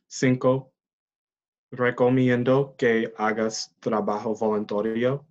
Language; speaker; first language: Spanish; non-native, learner; English